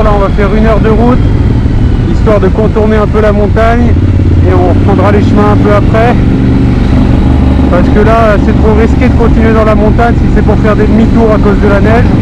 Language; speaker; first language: French; native; French